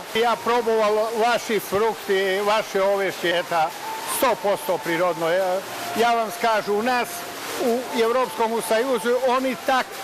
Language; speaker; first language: Russian; non-native, learner; Croatian